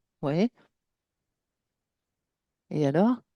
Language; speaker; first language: French; native; French